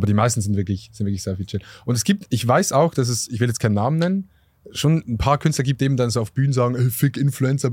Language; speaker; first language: German; native; German